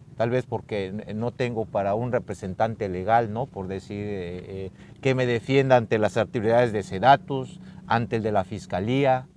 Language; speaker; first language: Spanish; native; Spanish